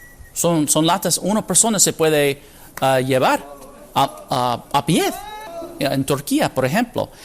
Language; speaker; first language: Spanish; non-native, fluent; English